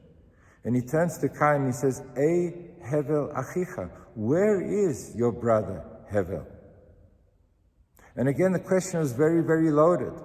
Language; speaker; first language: English; native; English